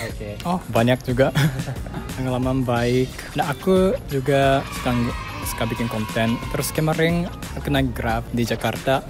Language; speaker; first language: Indonesian; non-native, fluent; Japanese